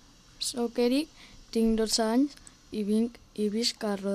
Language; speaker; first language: Catalan; non-native, local second language; Spanish